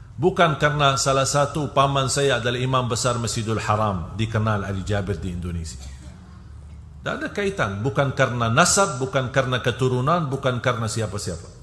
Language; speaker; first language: Malay; non-native, fluent; Arabic